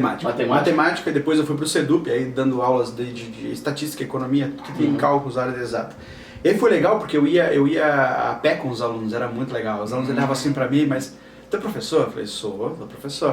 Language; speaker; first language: Portuguese; native; Portuguese